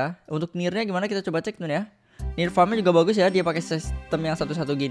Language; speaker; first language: Indonesian; native; Indonesian